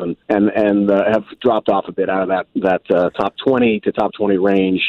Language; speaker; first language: English; native; English